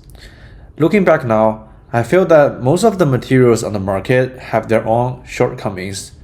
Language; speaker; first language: English; non-native, fluent; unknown